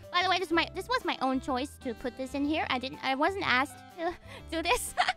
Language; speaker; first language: English; non-native, fluent; German